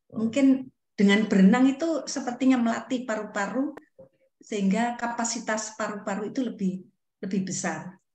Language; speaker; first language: Indonesian; native; Indonesian